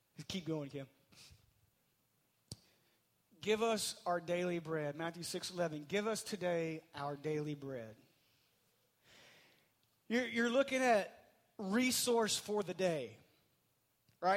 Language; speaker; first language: English; native; English